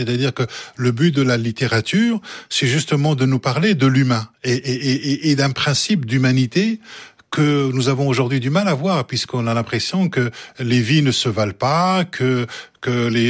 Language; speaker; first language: French; early bilingual, other home language; Arabic